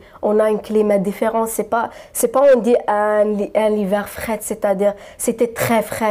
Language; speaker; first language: French; non-native, local second language; Arabic